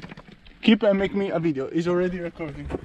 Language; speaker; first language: English; non-native, learner; Italian